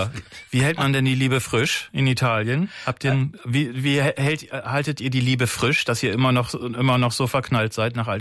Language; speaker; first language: German; native; German